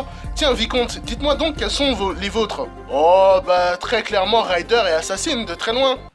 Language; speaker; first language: French; native; French